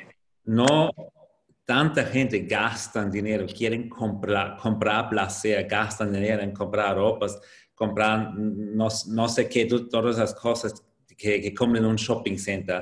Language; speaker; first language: Spanish; non-native, fluent; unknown